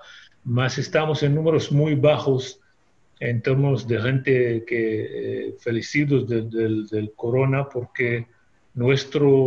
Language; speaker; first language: Spanish; non-native, fluent; Hebrew